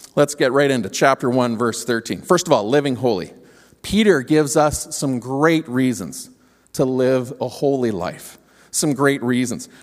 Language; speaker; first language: English; native; English